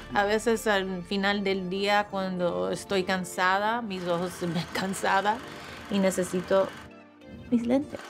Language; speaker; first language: Spanish; early bilingual, other home language; English